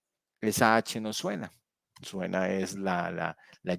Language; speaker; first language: Spanish; native; Spanish